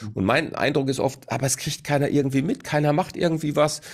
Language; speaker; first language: German; native; German